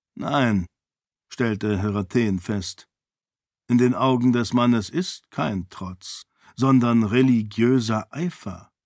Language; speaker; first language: German; native; German